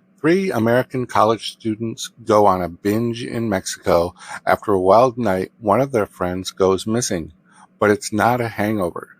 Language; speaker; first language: English; native; English